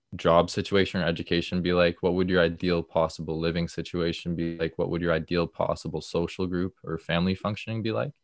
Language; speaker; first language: English; native; English